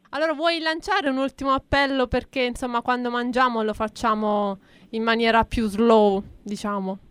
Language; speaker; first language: Italian; native; Italian